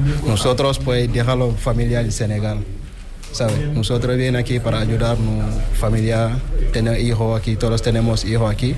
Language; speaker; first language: Spanish; non-native, learner; Wolof